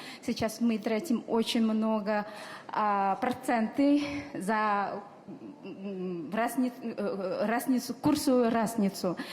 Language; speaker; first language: Russian; non-native, fluent; Vietnamese